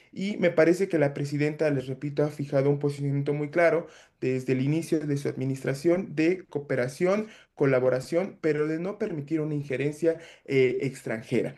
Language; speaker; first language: Spanish; native; Spanish